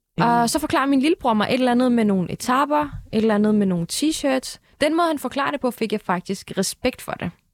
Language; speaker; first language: Danish; early bilingual, other home language; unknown